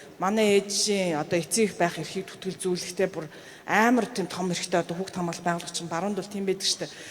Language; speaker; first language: Mongolian; early bilingual, heritage; Mongolian